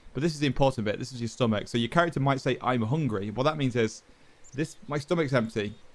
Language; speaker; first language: English; native; English